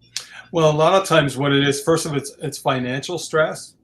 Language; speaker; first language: English; native; English